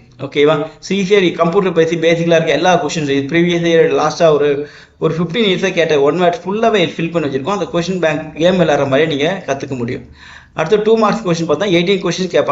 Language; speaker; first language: Tamil; native; Tamil